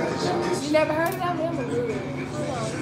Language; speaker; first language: English; native; English